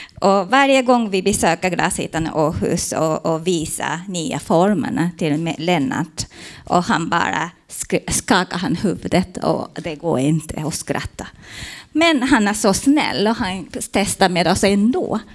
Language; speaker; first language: Swedish; non-native, fluent; Japanese